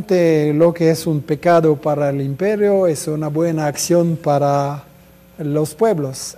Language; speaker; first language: Spanish; non-native, fluent; French